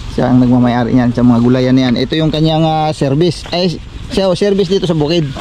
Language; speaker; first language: Filipino; non-native, local second language; Cebuano